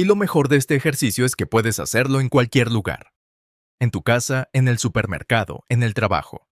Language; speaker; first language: Spanish; non-native, fluent; English